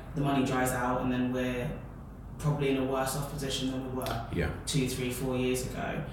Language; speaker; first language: English; native; English